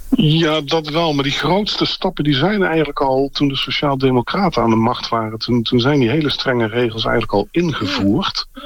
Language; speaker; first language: Dutch; native; Dutch